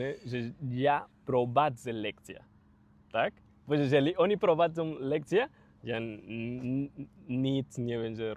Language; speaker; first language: Polish; non-native, learner; Spanish